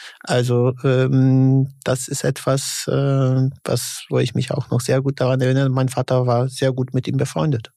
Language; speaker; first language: German; early bilingual, other home language; Polish